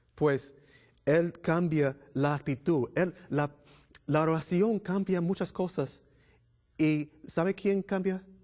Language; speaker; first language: Spanish; non-native, fluent; English